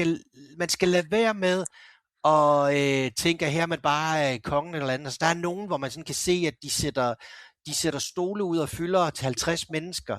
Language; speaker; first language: Danish; native; Danish